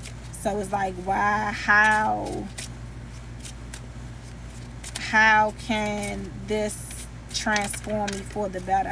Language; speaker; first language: English; native; English